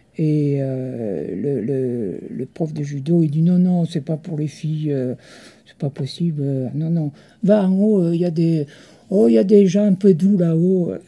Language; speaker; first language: French; early bilingual, other home language; Italian